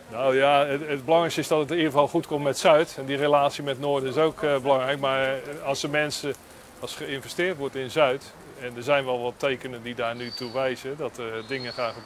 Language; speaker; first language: Dutch; native; Dutch